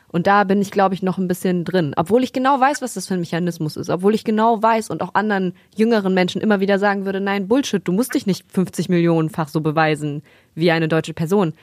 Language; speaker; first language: German; early bilingual, other home language; Spanish